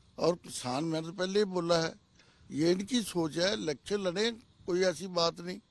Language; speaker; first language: Hindi; non-native, local second language; Punjabi